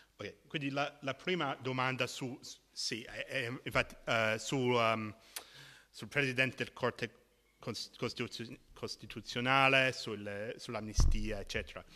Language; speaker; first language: Italian; non-native, fluent; English